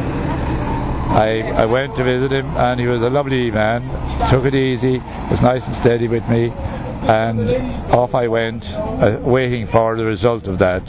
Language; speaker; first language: English; native; English